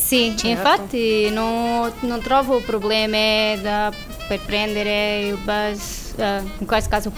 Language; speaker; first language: Italian; non-native, learner; Portuguese